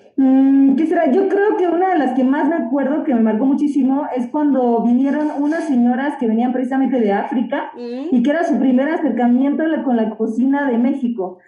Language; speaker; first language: Spanish; native; Spanish